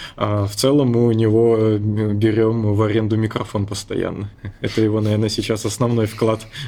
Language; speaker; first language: Russian; native; Russian